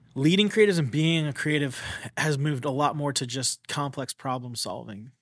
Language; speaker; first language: English; native; English